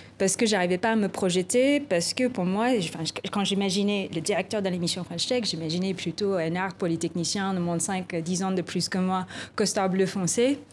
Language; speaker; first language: French; non-native, fluent; Filipino